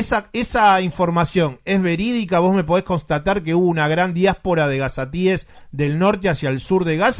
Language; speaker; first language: Spanish; native; Spanish